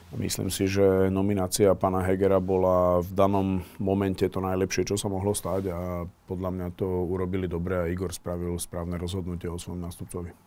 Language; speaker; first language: Slovak; native; Slovak